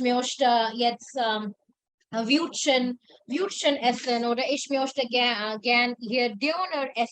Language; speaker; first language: German; non-native, fluent; Hindi